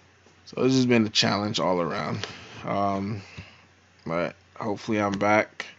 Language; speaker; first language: English; native; English